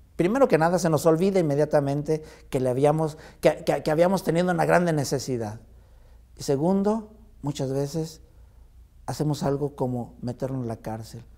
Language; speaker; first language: Spanish; native; Spanish